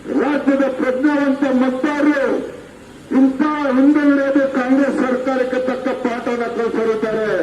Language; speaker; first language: Kannada; native; Kannada